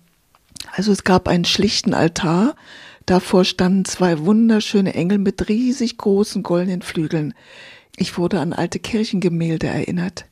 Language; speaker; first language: German; native; German